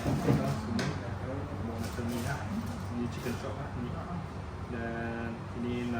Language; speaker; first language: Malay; non-native, local second language; Chinese